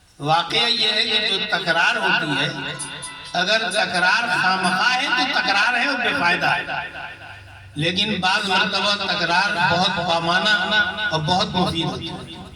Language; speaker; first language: Urdu; native; Urdu